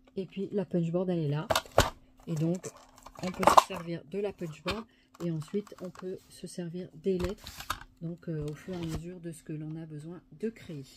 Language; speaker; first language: French; native; French